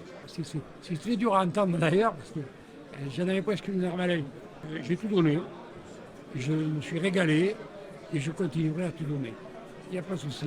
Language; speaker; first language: French; native; French